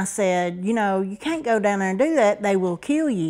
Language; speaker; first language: English; native; English